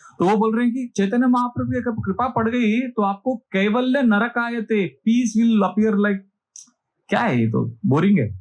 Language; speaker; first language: Hindi; non-native, local second language; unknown